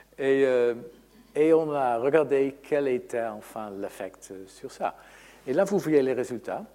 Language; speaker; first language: French; non-native, fluent; Dutch